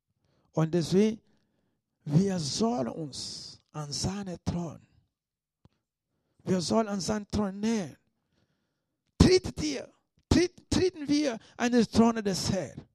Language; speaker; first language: German; non-native, fluent; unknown